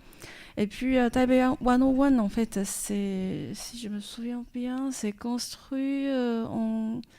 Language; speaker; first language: French; non-native, fluent; Chinese